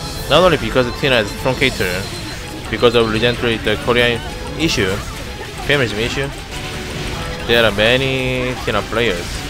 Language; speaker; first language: English; non-native, fluent; Korean